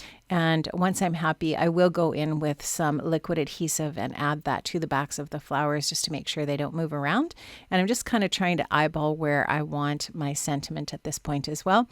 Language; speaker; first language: English; native; English